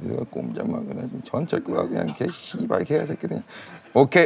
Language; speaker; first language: Korean; early bilingual, heritage; Korean